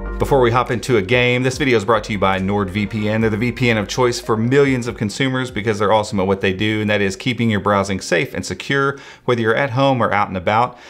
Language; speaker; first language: English; native; English